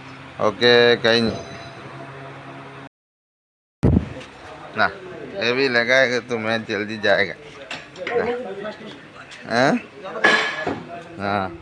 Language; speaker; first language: Hindi; non-native, local second language; Malayalam